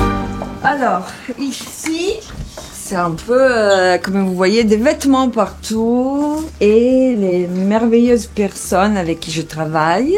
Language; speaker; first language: French; non-native, fluent; Italian